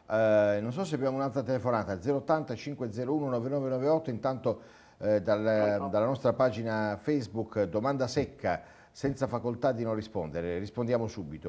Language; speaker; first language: Italian; native; Italian